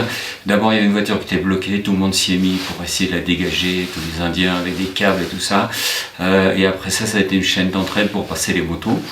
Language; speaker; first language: French; native; French